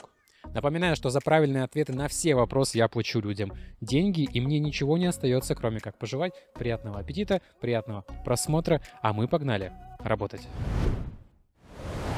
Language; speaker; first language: Russian; native; Russian